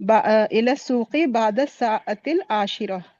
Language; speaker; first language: Arabic; non-native, learner; Urdu